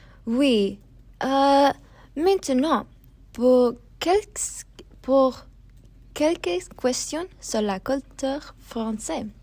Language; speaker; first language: French; non-native, learner; English